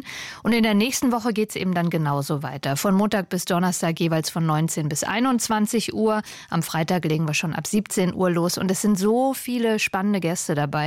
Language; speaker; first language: German; native; German